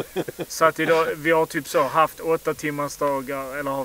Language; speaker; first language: Swedish; native; Swedish